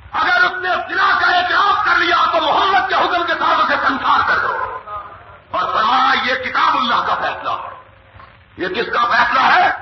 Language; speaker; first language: Urdu; non-native, local second language; Punjabi